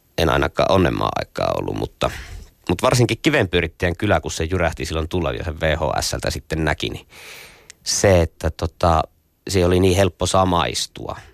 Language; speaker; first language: Finnish; native; Finnish